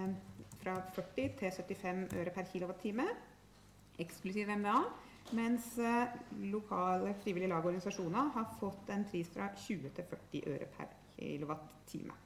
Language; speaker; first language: Norwegian; native; Norwegian